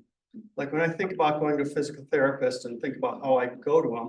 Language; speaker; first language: English; native; English